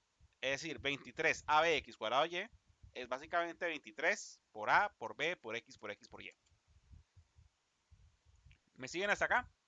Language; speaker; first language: Spanish; native; Spanish